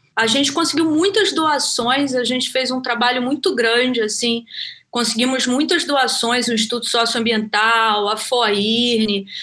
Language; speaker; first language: Portuguese; native; Portuguese